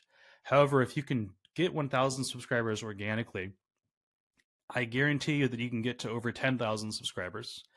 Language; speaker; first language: English; native; English